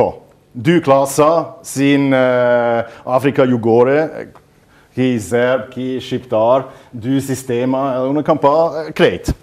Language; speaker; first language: Albanian; non-native, learner; German